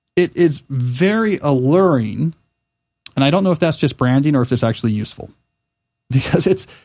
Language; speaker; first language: English; native; English